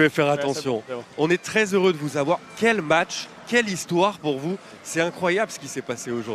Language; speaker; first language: French; native; French